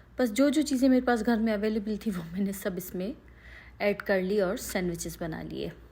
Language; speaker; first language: Urdu; native; Urdu